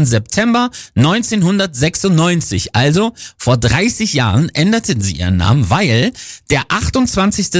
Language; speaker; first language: German; native; German